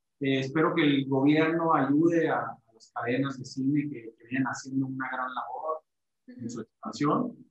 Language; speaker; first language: Spanish; native; Spanish